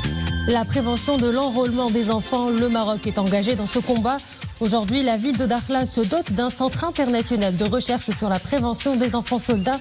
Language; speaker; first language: French; non-native, local second language; Arabic